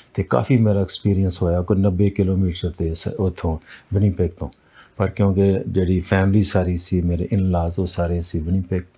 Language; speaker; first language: Punjabi; native; Punjabi